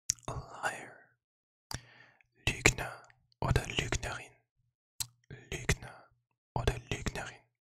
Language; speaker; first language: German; non-native, learner; English